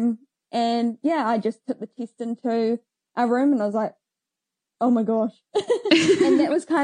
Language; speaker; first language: English; native; English